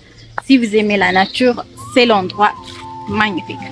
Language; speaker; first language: French; non-native, learner; Amharic